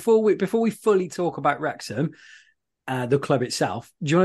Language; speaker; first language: English; native; English